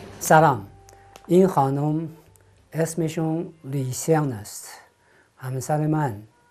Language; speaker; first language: Persian; non-native, fluent; Chinese